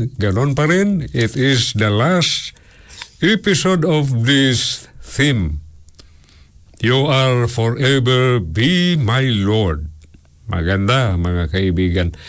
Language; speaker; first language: Filipino; non-native, local second language; Cebuano